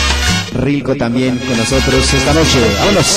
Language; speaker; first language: Spanish; native; Spanish